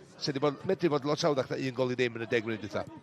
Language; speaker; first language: Welsh; native; Welsh